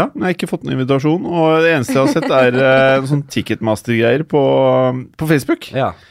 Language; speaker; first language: Norwegian; native; Norwegian